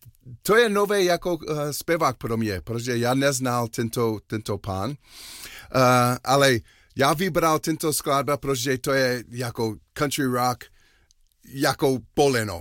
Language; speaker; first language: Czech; non-native, learner; English